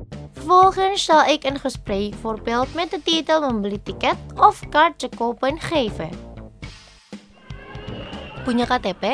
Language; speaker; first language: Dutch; non-native, fluent; Indonesian